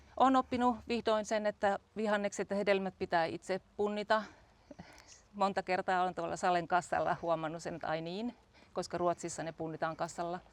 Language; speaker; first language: Finnish; native; Finnish